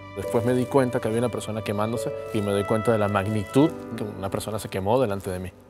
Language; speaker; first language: Spanish; native; Spanish